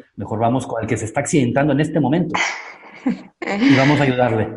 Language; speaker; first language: Spanish; native; Spanish